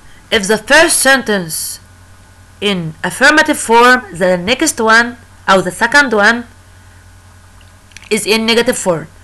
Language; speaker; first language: English; non-native, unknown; Arabic